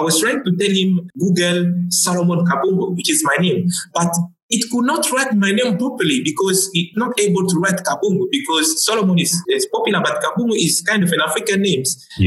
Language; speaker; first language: English; non-native, fluent; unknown